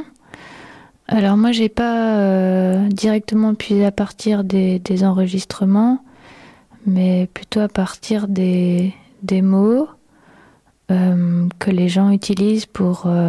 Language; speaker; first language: French; native; French